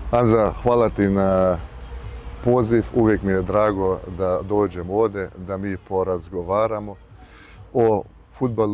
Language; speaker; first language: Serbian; early bilingual, heritage; Bosnian